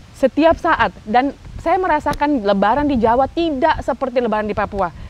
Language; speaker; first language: Indonesian; native; Indonesian